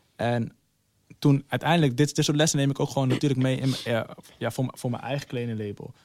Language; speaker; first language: Dutch; early bilingual, other home language; Somali